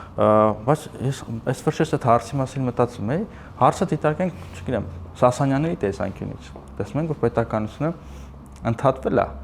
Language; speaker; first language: Armenian; native; Armenian